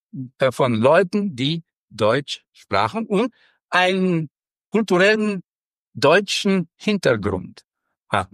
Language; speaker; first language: German; non-native, fluent; Romanian